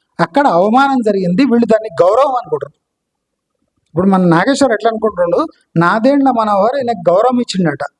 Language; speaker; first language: Telugu; non-native, local second language; Kannada